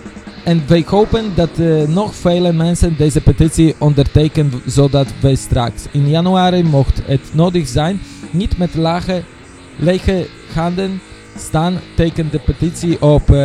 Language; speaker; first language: Dutch; non-native, fluent; Polish